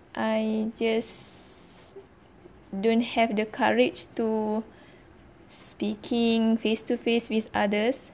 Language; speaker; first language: English; non-native, learner; Malay